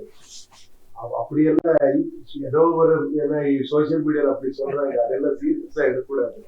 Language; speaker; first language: Tamil; non-native, learner; Kannada